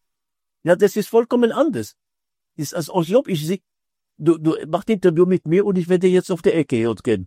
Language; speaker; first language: German; non-native, fluent; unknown